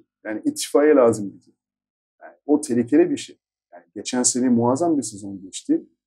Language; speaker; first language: Turkish; non-native, fluent; French